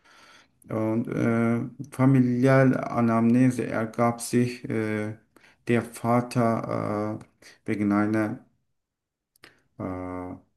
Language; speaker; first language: German; non-native, learner; Turkish